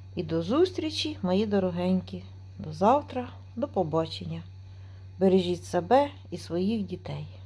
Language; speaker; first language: Ukrainian; native; Ukrainian